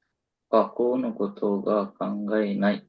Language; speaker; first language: Japanese; non-native, learner; Sinhala